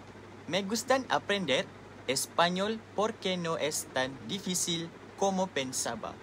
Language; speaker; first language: Spanish; non-native, learner; Malay